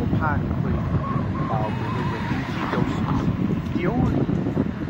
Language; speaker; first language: Chinese; non-native, fluent; English